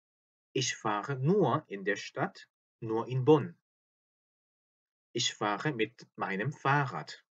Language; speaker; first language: German; non-native, fluent; Korean